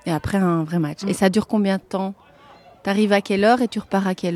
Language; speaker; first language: French; native; French